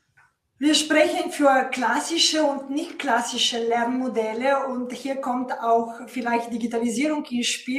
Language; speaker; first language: German; non-native, fluent; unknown